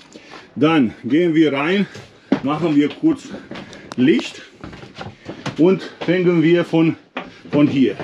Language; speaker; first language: German; non-native, learner; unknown